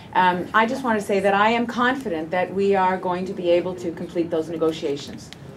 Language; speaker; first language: English; native; English